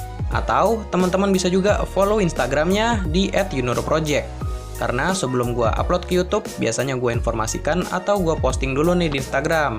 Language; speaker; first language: Indonesian; native; Indonesian